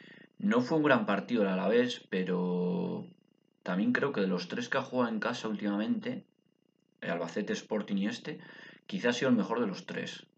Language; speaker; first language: Spanish; native; Spanish